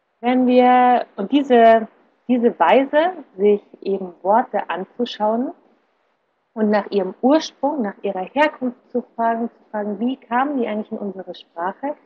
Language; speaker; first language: German; native; German